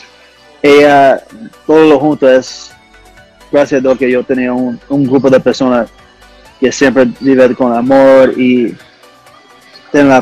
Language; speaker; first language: Spanish; early bilingual, heritage; English